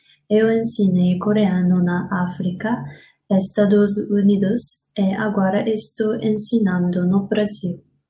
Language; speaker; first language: Portuguese; non-native, learner; Korean